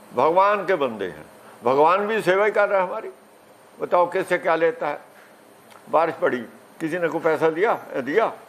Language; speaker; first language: Hindi; non-native, local second language; Punjabi